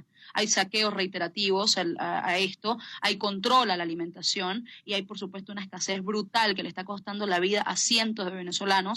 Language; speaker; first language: Spanish; native; Spanish